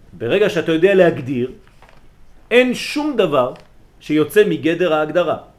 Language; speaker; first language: Hebrew; early bilingual, heritage; Hebrew